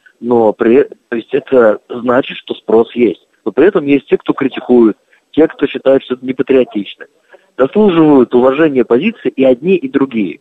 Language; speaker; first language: Russian; native; Russian